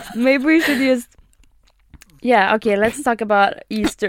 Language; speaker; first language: English; non-native, fluent; Swedish